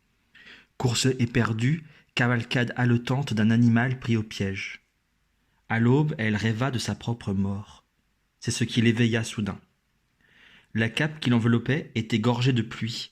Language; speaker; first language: French; native; French